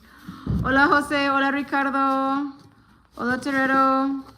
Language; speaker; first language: Spanish; non-native, learner; English